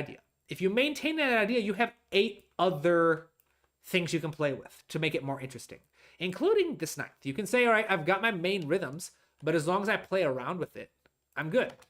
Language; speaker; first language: English; native; English